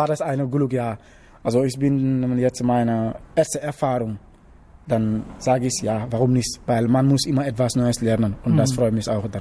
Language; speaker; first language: German; non-native, learner; Wolof